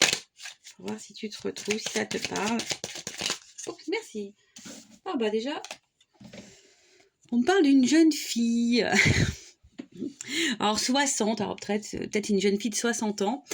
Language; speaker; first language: French; native; French